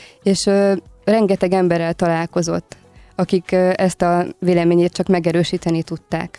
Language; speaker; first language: Hungarian; native; Hungarian